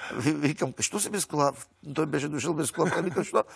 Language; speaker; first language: Bulgarian; native; Bulgarian